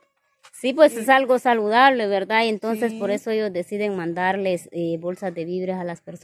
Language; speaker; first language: Spanish; native; Spanish